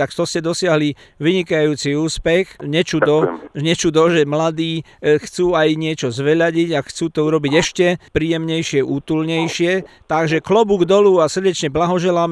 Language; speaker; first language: Slovak; native; Slovak